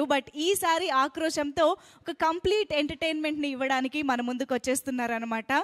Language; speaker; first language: Telugu; native; Telugu